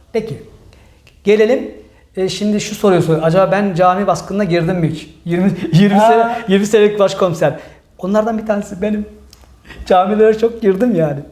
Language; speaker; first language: Turkish; early bilingual, heritage; Turkish